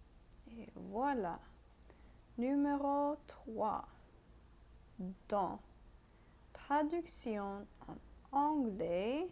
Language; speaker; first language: French; non-native, fluent; English